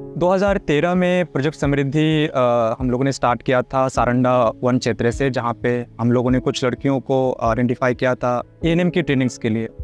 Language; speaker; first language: Hindi; native; Hindi